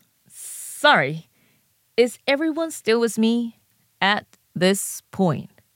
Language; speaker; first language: English; non-native, fluent; Japanese